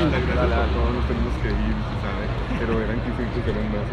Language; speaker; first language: Spanish; native; Spanish